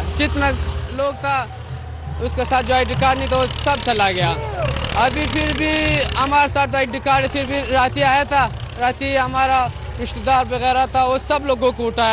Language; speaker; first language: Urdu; non-native, learner; Pashto